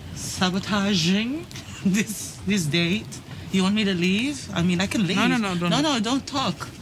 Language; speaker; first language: English; early bilingual, other home language; Persian